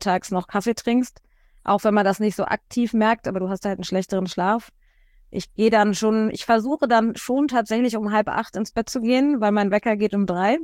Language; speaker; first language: German; native; German